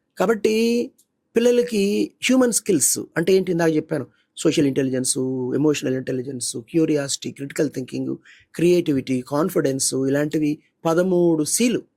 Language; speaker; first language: Telugu; native; Telugu